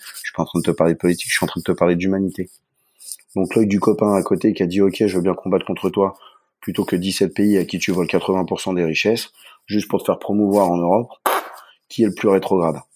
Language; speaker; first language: French; native; French